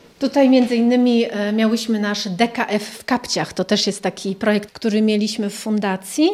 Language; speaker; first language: Polish; early bilingual, other home language; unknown